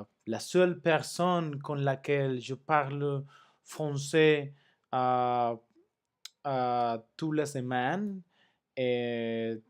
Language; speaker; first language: French; non-native, learner; Spanish